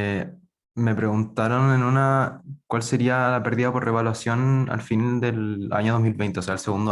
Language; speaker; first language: Spanish; native; Spanish